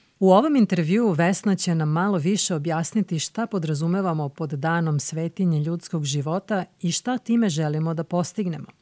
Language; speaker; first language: Serbian; native; Serbian